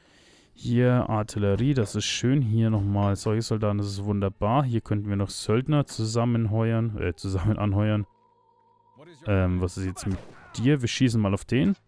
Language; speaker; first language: German; native; German